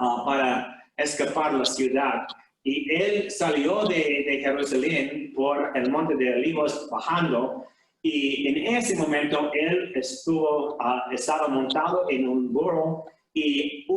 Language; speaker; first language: Spanish; non-native, fluent; English